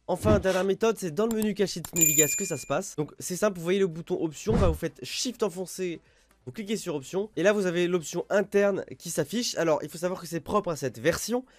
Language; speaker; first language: French; native; French